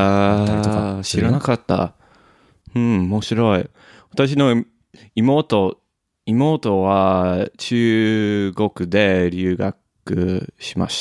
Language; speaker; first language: Japanese; non-native, learner; English